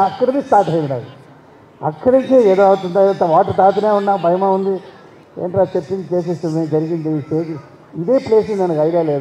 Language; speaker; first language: Telugu; non-native, learner; Tamil